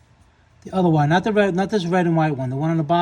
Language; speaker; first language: English; native; English